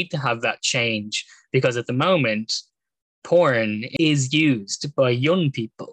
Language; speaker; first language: English; native; English